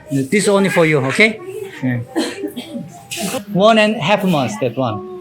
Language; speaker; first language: English; non-native, learner; Korean